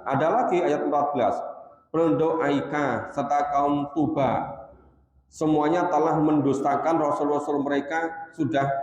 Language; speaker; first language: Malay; non-native, local second language; Javanese